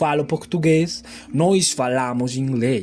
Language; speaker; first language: Portuguese; non-native, fluent; Spanish